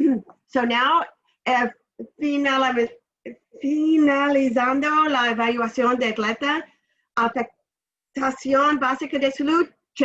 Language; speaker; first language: Spanish; non-native, learner; English